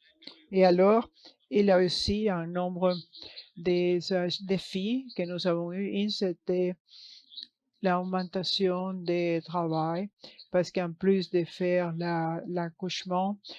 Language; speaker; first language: French; non-native, learner; English